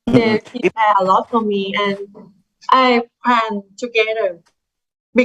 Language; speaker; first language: English; non-native, learner; Thai